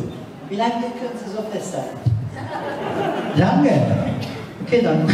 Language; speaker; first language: German; non-native, learner; Turkish